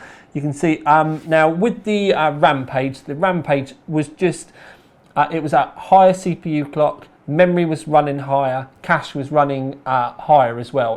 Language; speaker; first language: English; native; English